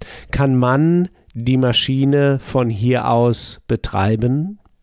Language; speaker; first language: German; native; German